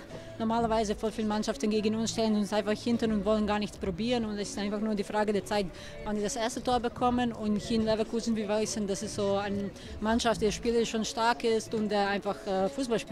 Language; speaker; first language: German; early bilingual, other home language; Serbian